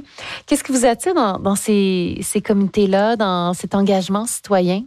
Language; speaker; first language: French; native; French